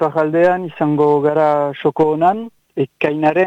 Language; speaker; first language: Basque; non-native, local second language; French